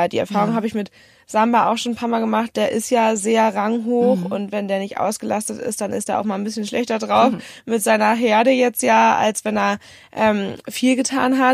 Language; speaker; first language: German; native; German